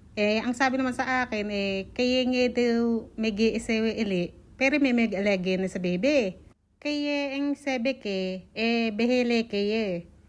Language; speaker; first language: Filipino; native; Filipino